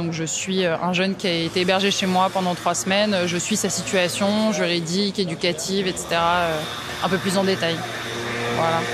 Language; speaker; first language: French; native; French